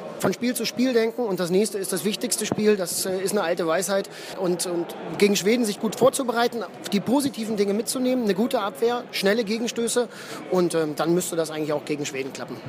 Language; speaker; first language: German; native; German